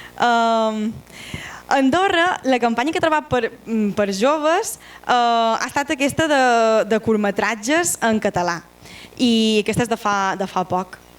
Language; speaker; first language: Catalan; native; Catalan